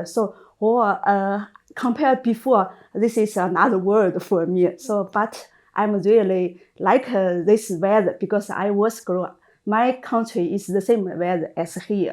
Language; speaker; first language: English; non-native, learner; Chinese